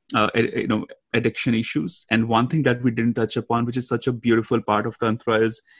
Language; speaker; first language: English; non-native, local second language; Hindi